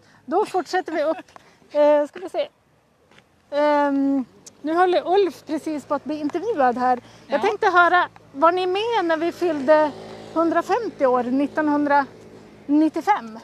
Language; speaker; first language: Swedish; native; Swedish